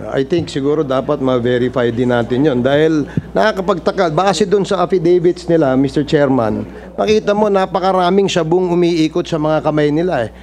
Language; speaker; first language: Filipino; non-native, local second language; Surigaonon